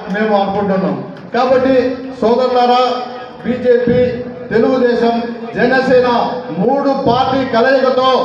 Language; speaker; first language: Telugu; native; Telugu